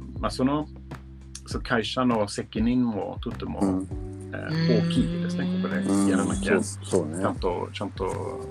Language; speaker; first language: Japanese; non-native, learner; Swedish